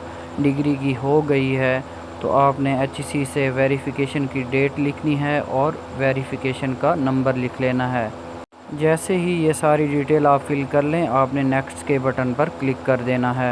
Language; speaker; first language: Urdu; non-native, local second language; Punjabi